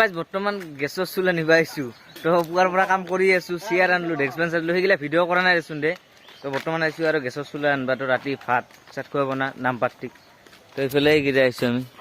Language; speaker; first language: Assamese; native; Assamese